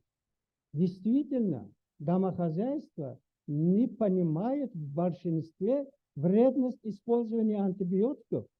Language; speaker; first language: Russian; native; Russian